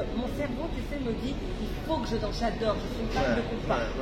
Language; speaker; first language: French; native; French